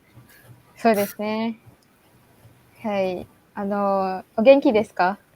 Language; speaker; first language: Japanese; non-native, learner; Malay